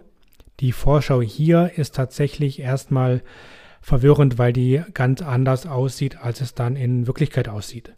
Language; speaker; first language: German; native; German